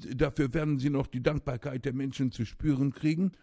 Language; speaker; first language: German; native; German